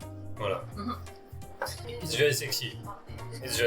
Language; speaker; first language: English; non-native, learner; French